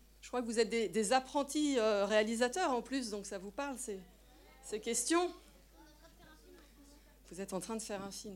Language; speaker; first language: French; native; French